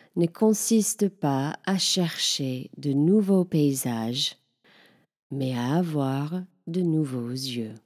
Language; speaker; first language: French; non-native, fluent; English